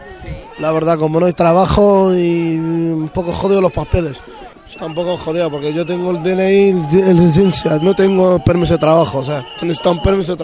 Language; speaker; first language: Spanish; non-native, learner; Arabic